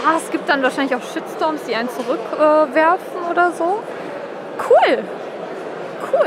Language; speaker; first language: German; native; German